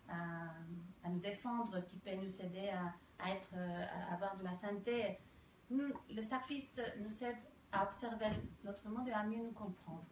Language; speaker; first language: French; non-native, fluent; Spanish